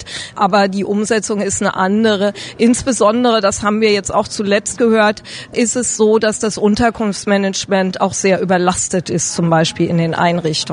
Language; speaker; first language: German; native; German